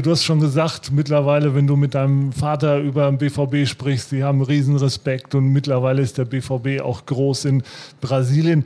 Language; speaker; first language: German; native; German